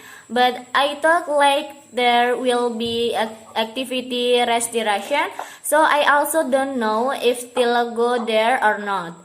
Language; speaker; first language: English; non-native, learner; Indonesian